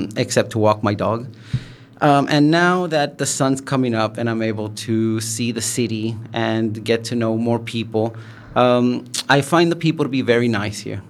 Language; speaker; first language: English; early bilingual, other home language; Spanish